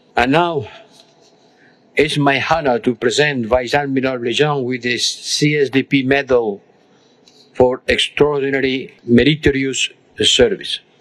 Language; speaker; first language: English; non-native, fluent; Spanish